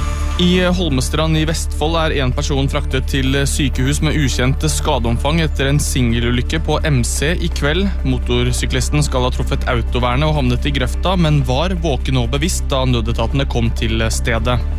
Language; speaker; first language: Norwegian; native; Norwegian